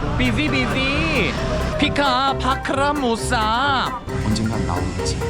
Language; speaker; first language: Korean; native; Korean